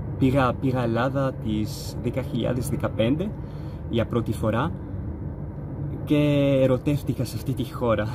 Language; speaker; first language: Greek; non-native, fluent; Arabic